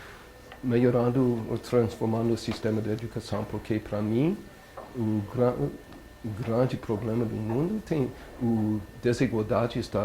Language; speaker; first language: Portuguese; non-native, learner; English